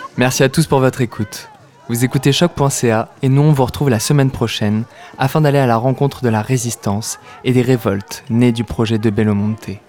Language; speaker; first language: French; native; French